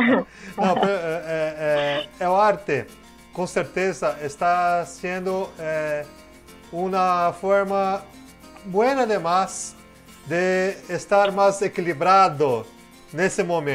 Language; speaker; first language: Spanish; non-native, learner; Portuguese